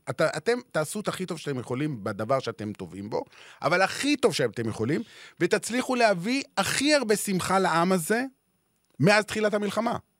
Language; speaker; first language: Hebrew; native; Hebrew